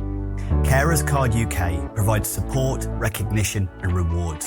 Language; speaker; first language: English; native; English